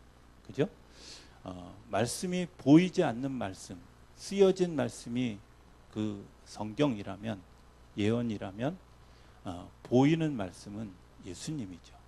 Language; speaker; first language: Korean; native; Korean